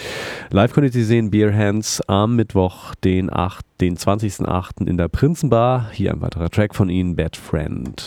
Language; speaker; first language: German; native; German